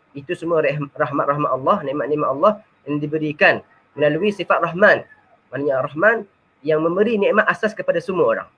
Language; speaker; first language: Malay; native; Malay